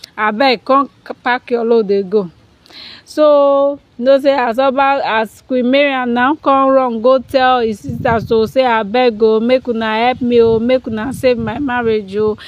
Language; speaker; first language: Nigerian Pidgin; non-native, local second language; Yoruba